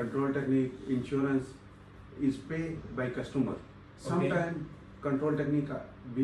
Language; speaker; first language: English; non-native, learner; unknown